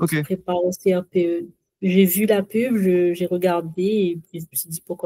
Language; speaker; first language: French; native; French